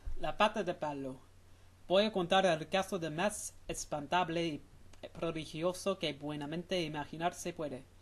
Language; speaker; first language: Spanish; non-native, fluent; English